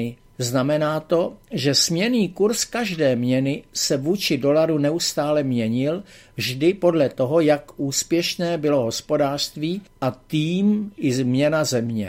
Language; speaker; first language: Czech; native; Czech